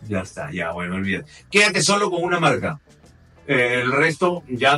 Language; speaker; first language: Spanish; native; Spanish